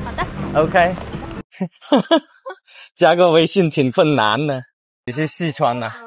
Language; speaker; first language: Chinese; non-native, fluent; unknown